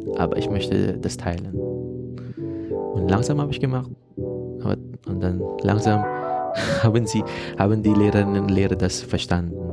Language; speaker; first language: German; non-native, fluent; Filipino